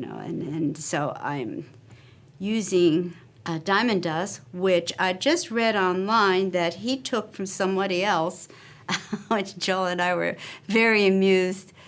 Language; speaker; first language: English; native; English